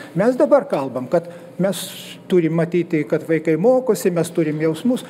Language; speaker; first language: Lithuanian; native; Lithuanian